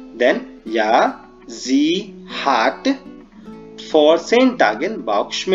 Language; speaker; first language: German; non-native, fluent; Hindi